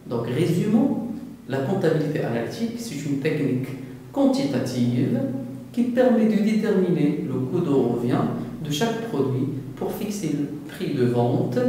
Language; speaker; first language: French; non-native, local second language; Arabic